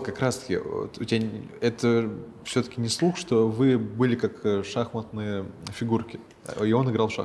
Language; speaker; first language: Russian; native; Russian